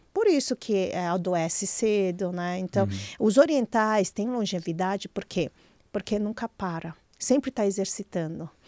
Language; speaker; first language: Portuguese; early bilingual, other home language; Chinese